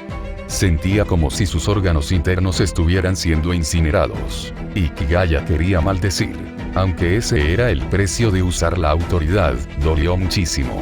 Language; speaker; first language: Spanish; native; Spanish